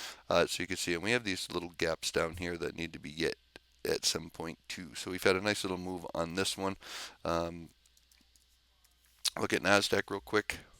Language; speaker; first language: English; native; English